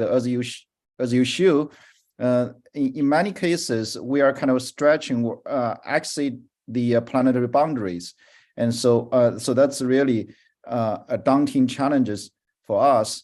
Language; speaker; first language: English; non-native, fluent; Chinese